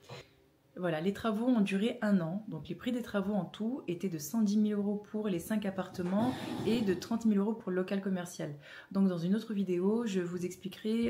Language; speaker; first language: French; native; French